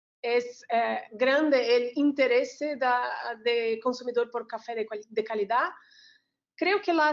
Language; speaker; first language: Spanish; non-native, learner; Portuguese